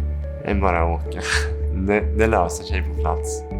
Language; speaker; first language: Swedish; native; Swedish